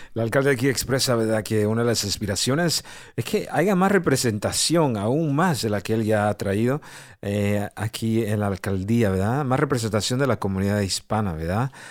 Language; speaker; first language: Spanish; native; Spanish